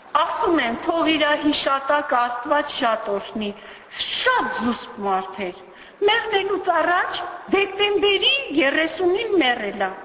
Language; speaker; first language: Armenian; native; Armenian